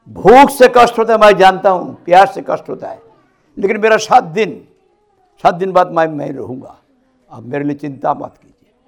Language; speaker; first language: Hindi; non-native, local second language; Bangla